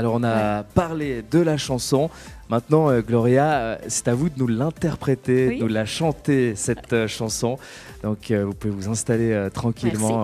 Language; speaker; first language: French; native; French